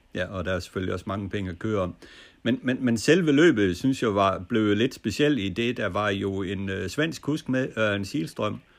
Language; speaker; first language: Danish; native; Danish